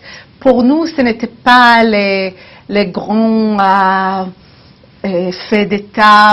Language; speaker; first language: French; non-native, learner; Hebrew